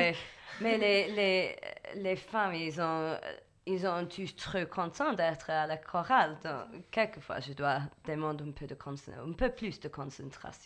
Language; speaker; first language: French; non-native, learner; English